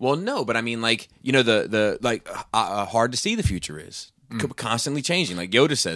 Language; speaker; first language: English; native; English